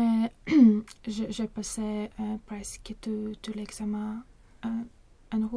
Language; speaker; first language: French; non-native, learner; Swedish